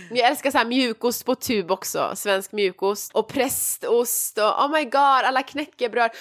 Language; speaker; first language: Swedish; early bilingual, other home language; Persian